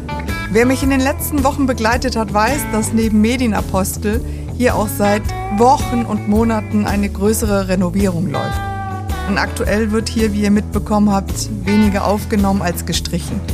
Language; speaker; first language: German; native; German